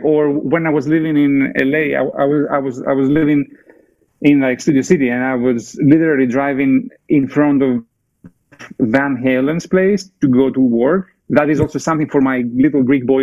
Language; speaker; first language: English; non-native, fluent; Greek